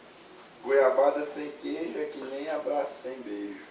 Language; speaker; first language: Portuguese; native; Portuguese